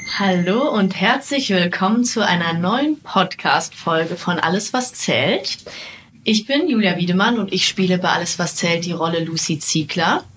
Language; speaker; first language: German; native; German